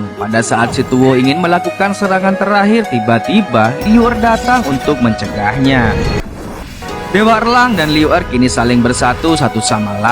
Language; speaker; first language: Indonesian; native; Indonesian